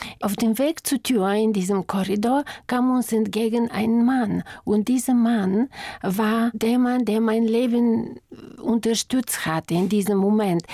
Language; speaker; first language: German; non-native, fluent; Bulgarian